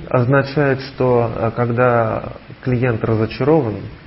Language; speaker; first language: Russian; native; Russian